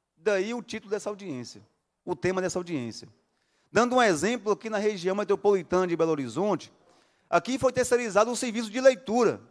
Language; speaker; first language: Portuguese; native; Portuguese